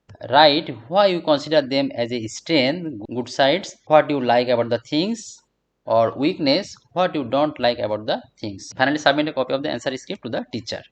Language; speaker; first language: English; non-native, local second language; Bangla